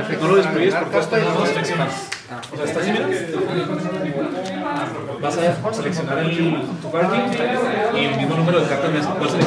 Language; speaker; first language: Spanish; native; Spanish